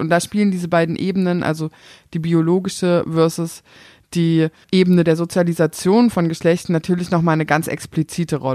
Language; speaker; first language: German; native; German